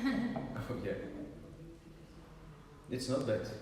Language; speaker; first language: English; non-native, learner; Russian